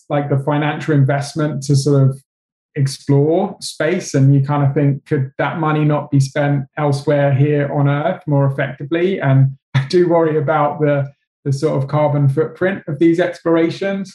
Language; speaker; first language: English; native; English